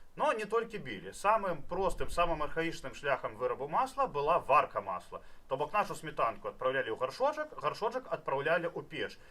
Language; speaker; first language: Belarusian; native; Belarusian